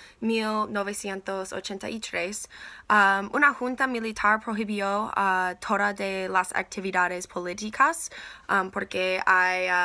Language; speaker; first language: Spanish; non-native, learner; English